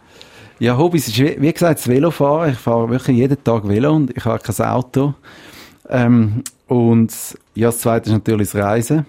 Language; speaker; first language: German; native; German